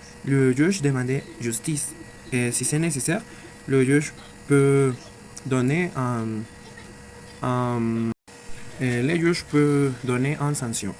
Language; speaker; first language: French; non-native, learner; Spanish